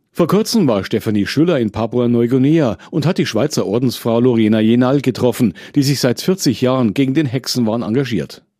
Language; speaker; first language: German; native; German